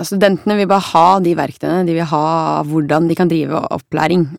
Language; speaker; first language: Norwegian; native; Norwegian